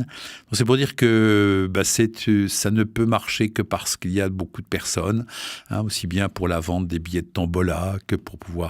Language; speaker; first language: French; native; French